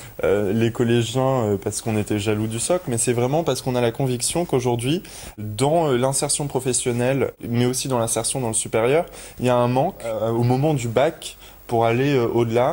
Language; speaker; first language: French; native; French